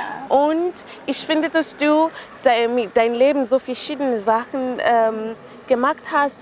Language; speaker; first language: German; non-native, fluent; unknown